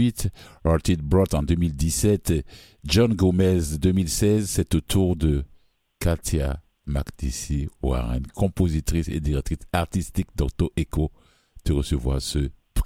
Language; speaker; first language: French; native; French